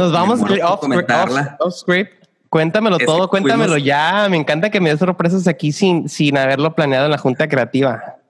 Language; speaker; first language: Spanish; native; Spanish